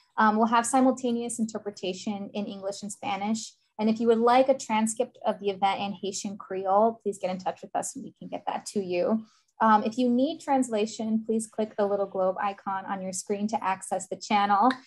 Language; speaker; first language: English; native; English